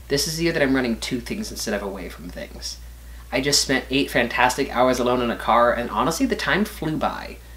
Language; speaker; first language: English; native; English